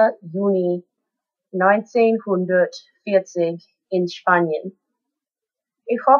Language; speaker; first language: German; non-native, learner; English